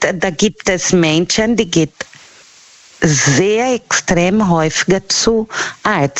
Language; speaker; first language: German; non-native, fluent; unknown